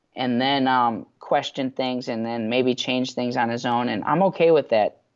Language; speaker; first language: English; native; English